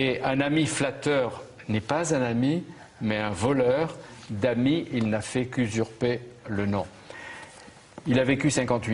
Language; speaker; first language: French; native; French